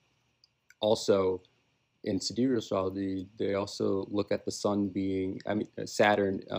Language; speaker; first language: English; native; English